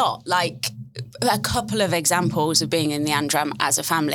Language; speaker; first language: English; native; English